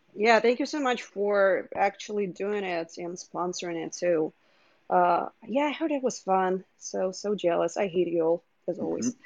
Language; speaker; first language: English; non-native, fluent; Russian